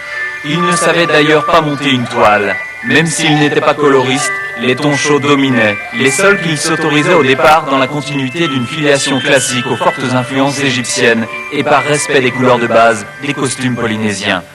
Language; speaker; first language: French; native; French